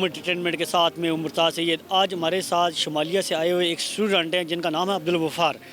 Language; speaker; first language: Urdu; native; Urdu